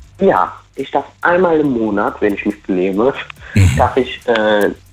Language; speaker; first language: German; non-native, fluent; Portuguese